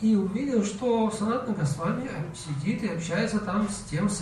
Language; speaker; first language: Russian; native; Russian